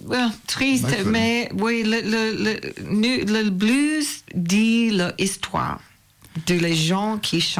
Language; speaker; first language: French; non-native, learner; English